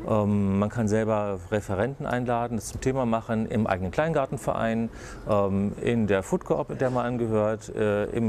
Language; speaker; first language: German; native; German